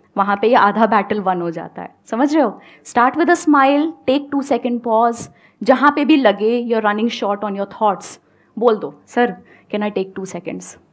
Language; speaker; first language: Hindi; native; Hindi